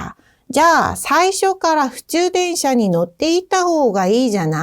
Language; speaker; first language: Japanese; non-native, fluent; Korean